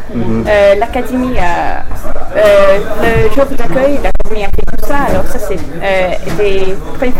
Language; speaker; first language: French; non-native, learner; English